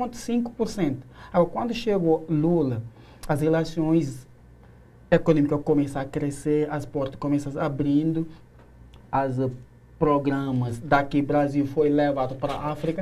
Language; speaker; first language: Portuguese; non-native, learner; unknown